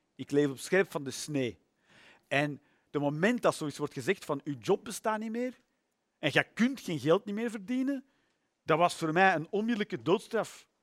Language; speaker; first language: Dutch; native; Dutch